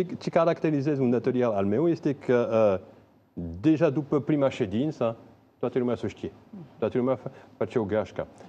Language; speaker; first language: Romanian; non-native, fluent; French